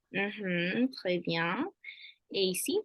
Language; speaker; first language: French; non-native, fluent; Spanish